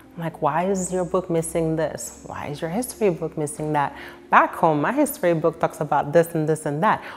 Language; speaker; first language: English; early bilingual, other home language; Haitian Creole